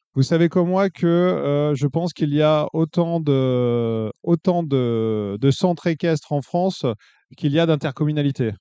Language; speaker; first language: French; native; French